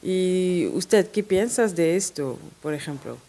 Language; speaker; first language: Spanish; non-native, fluent; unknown